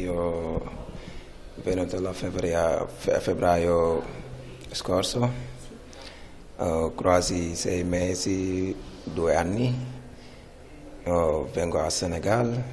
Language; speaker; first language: Italian; non-native, learner; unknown